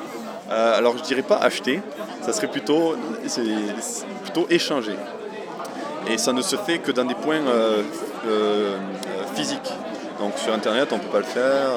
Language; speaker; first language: French; native; French